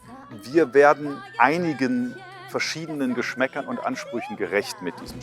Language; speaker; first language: German; native; German